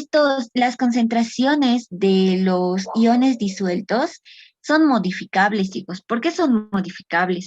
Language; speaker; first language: Spanish; native; Spanish